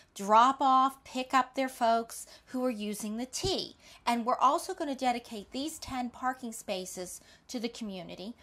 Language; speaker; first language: English; native; English